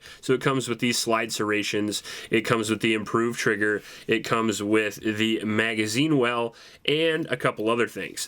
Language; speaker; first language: English; native; English